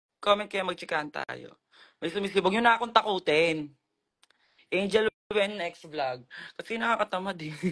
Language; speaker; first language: Filipino; native; Filipino